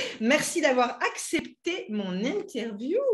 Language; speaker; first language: French; native; French